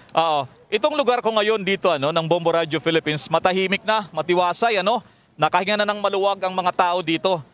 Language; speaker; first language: Filipino; native; Filipino